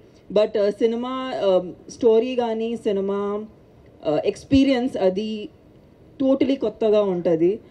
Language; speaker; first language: Telugu; non-native, local second language; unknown